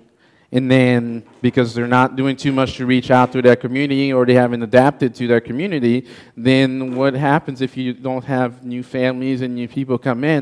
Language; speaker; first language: English; non-native, fluent; Haitian Creole